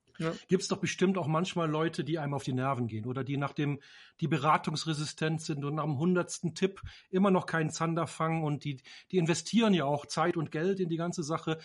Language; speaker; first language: German; native; German